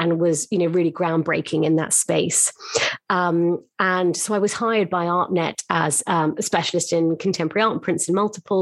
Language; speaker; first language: English; native; English